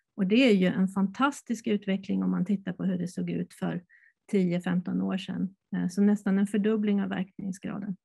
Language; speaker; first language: Swedish; native; Swedish